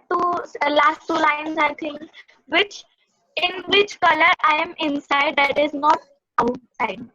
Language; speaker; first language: English; non-native, learner; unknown